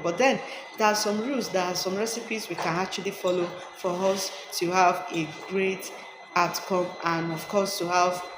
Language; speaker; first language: English; non-native, local second language; Yoruba